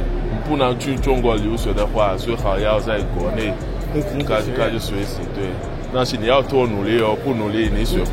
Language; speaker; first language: Chinese; non-native, fluent; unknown